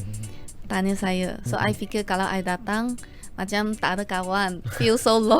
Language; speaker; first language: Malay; non-native, local second language; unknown